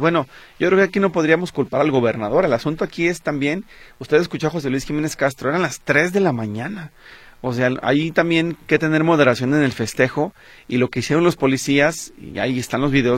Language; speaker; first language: Spanish; native; Spanish